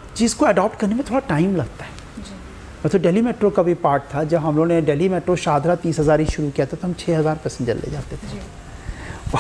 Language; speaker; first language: Hindi; native; Hindi